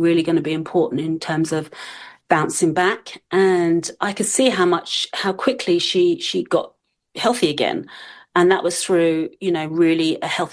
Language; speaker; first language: English; native; English